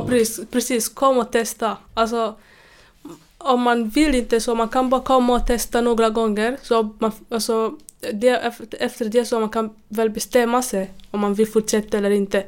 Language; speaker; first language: Swedish; non-native, fluent; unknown